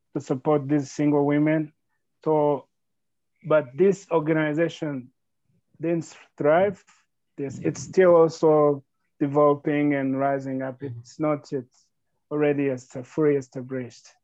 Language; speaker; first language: English; non-native, local second language; Kinyarwanda